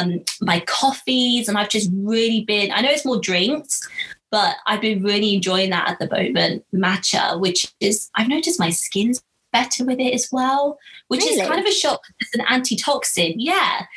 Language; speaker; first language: English; native; English